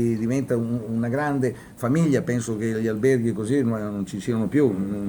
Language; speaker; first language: Italian; native; Italian